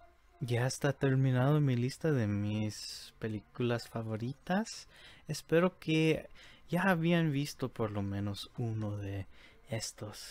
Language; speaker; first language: Spanish; early bilingual, heritage; Spanish